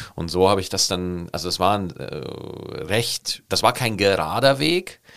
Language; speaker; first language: German; native; German